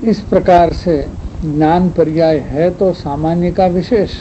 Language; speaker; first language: Hindi; non-native, local second language; Gujarati